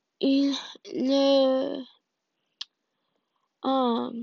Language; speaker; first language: French; non-native, learner; English